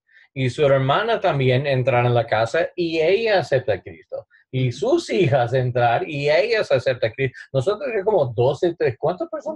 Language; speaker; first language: Spanish; non-native, learner; English